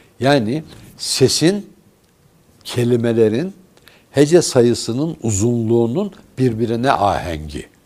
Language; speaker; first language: Turkish; native; Turkish